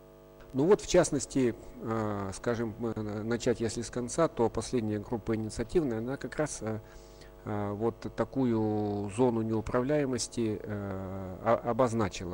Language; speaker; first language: Russian; native; Russian